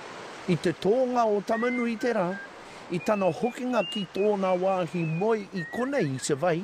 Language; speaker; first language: Māori; non-native, local second language; English